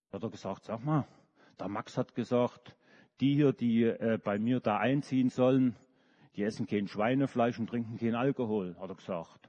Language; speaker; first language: German; native; German